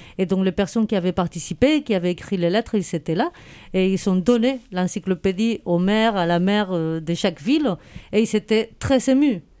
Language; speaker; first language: French; non-native, fluent; Spanish